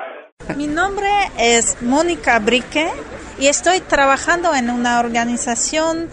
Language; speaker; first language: Spanish; non-native, fluent; German